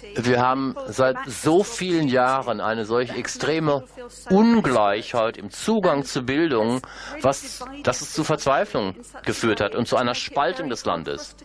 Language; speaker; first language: German; non-native, fluent; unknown